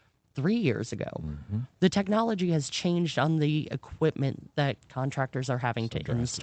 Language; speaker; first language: English; native; English